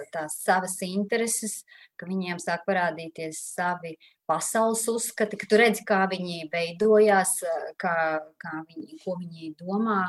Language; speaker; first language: Latvian; native; Latvian